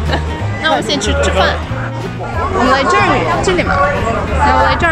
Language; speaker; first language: Chinese; non-native, learner; Ukrainian